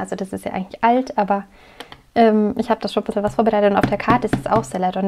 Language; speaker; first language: German; native; German